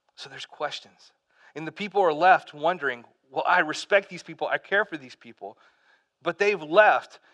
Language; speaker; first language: English; native; English